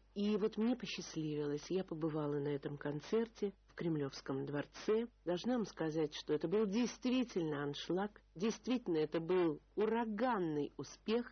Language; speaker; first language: Russian; native; Russian